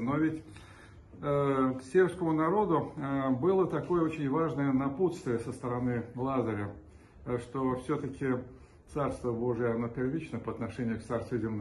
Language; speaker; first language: Russian; native; Russian